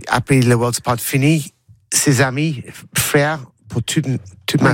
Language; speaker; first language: French; non-native, learner; English